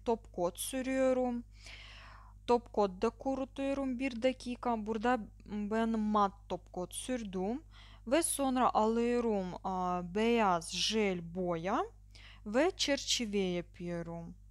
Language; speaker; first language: Turkish; non-native, learner; Russian